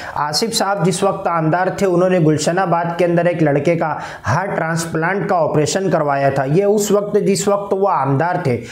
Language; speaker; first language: Hindi; non-native, local second language; Urdu